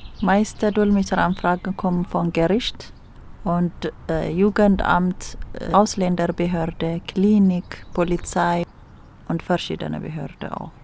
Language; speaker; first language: German; non-native, fluent; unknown